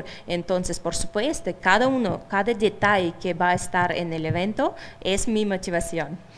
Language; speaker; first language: Spanish; non-native, fluent; Russian